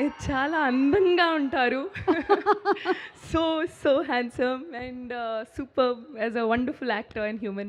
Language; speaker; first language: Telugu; non-native, learner; Hindi